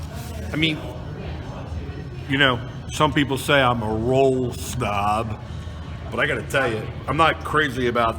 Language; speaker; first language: English; native; English